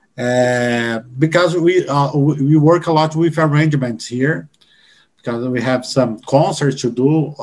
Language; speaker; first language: English; non-native, learner; Portuguese